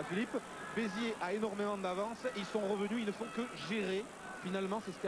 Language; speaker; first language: French; native; French